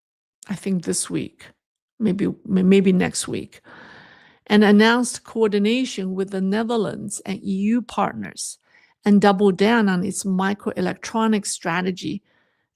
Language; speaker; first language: English; non-native, fluent; Chinese